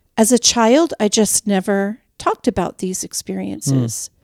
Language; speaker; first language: English; native; English